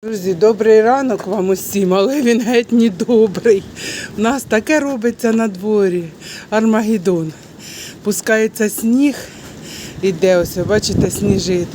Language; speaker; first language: Ukrainian; non-native, local second language; Russian